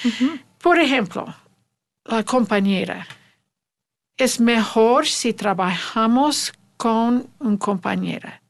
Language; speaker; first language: Spanish; non-native, learner; English